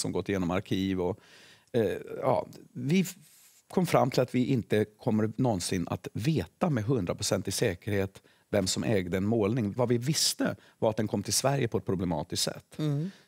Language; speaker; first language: Swedish; native; Swedish